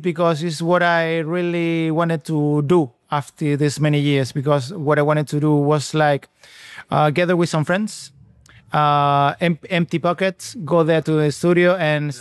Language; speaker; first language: English; non-native, fluent; Spanish